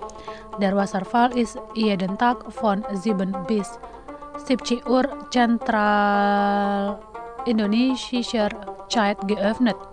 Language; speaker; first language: German; non-native, fluent; Indonesian